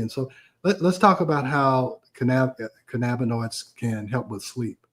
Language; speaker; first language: English; native; English